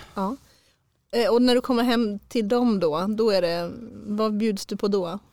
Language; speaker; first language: Swedish; native; Swedish